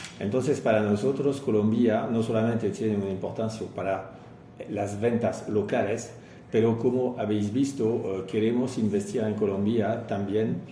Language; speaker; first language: Spanish; non-native, fluent; French